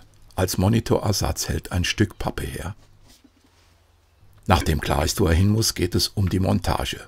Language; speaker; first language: German; native; German